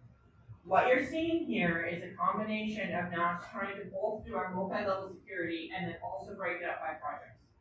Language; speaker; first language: English; native; English